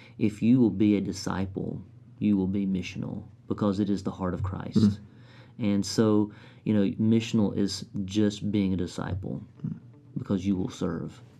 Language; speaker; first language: English; native; English